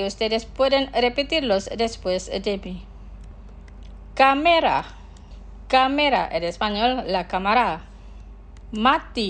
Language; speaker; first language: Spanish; non-native, fluent; Indonesian